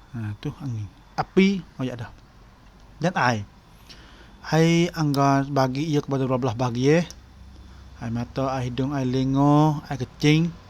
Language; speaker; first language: Malay; native; Malay